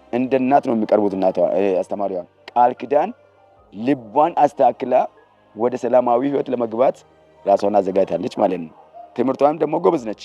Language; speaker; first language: Amharic; native; Amharic